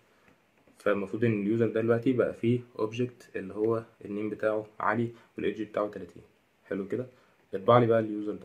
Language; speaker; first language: Arabic; native; Arabic